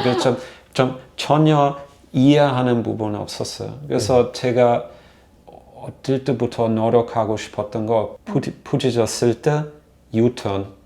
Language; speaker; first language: Korean; non-native, learner; German